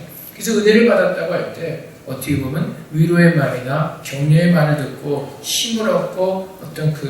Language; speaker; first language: Korean; native; Korean